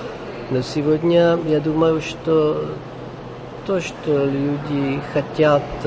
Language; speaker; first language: Russian; non-native, fluent; Czech